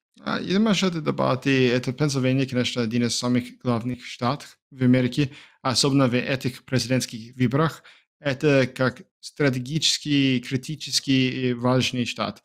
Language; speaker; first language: Ukrainian; non-native, learner; English